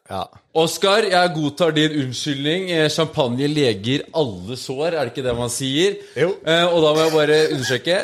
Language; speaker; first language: Norwegian; native; Norwegian